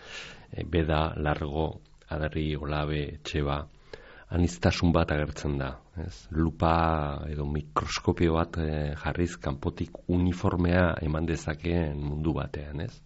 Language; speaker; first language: Basque; native; Basque